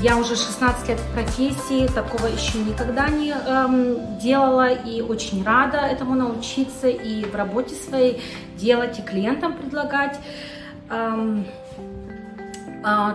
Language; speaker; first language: Russian; native; Russian